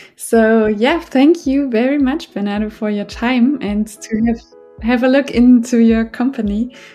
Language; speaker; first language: English; non-native, fluent; German